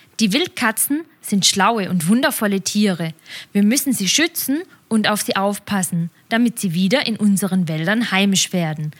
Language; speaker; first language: German; native; German